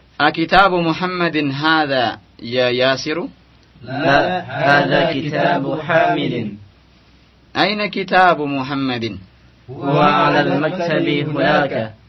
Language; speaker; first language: Arabic; non-native, fluent; Indonesian